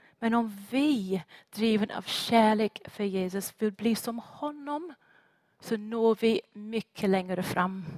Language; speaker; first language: Swedish; non-native, fluent; English